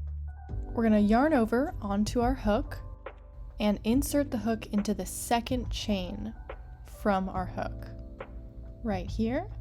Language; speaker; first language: English; native; English